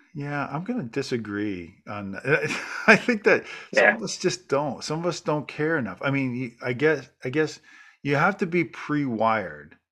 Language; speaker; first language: English; native; English